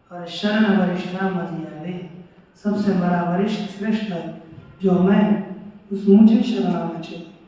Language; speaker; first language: Hindi; non-native, local second language; Marathi